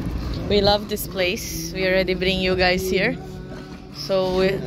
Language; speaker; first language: English; non-native, learner; Portuguese